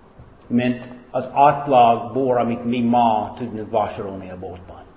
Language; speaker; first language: Hungarian; non-native, fluent; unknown